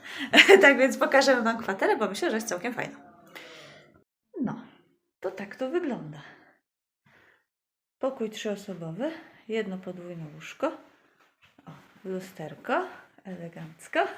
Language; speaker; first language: Polish; native; Polish